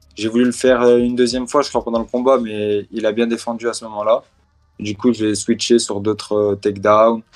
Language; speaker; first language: French; native; French